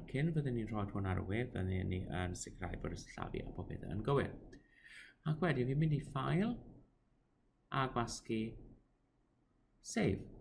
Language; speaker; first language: Welsh; non-native, local second language; English